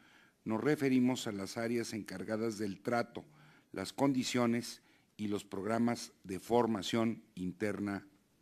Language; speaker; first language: Spanish; native; Spanish